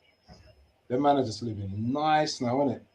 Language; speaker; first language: English; native; English